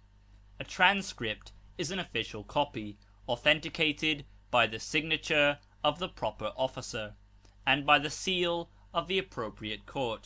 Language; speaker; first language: English; native; English